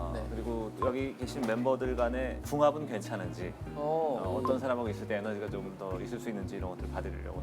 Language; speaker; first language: Korean; native; Korean